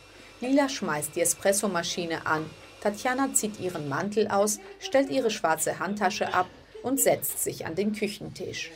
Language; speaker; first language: German; early bilingual, other home language; Greek